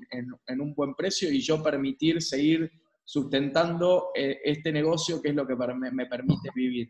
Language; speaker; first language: Spanish; native; Spanish